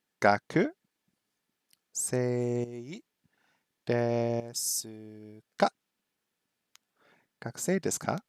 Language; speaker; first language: Japanese; non-native, learner; English